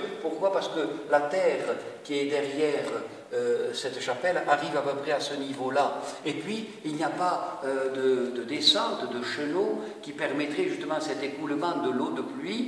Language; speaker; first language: French; native; French